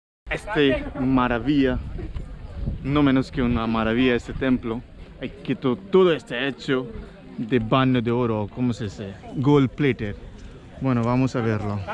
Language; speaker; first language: Spanish; non-native, fluent; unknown